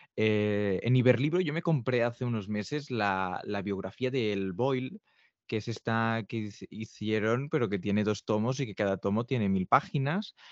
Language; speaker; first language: Spanish; non-native, local second language; Catalan